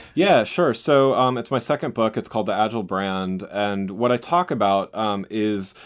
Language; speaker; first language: English; native; English